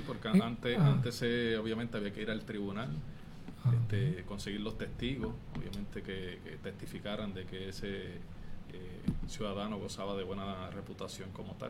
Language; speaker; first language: Spanish; native; Spanish